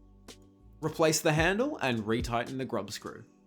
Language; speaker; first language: English; native; English